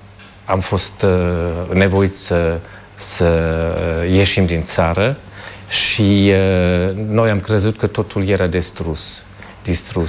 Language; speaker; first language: Romanian; non-native, fluent; German